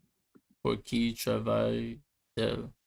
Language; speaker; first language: French; non-native, learner; English